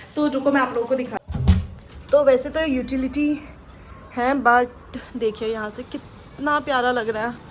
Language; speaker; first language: Hindi; native; Hindi